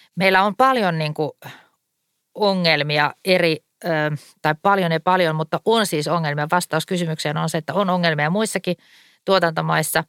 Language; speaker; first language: Finnish; native; Finnish